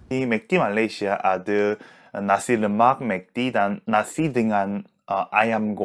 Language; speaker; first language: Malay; non-native, learner; Korean